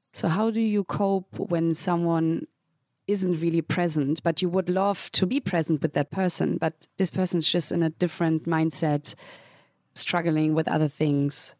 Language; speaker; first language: English; non-native, fluent; German